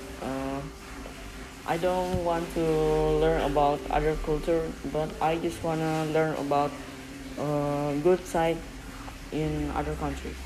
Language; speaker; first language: English; non-native, learner; Indonesian